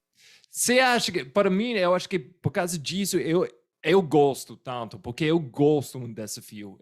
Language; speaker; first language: Portuguese; non-native, fluent; English